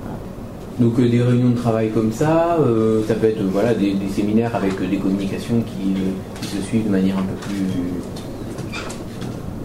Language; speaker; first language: French; native; French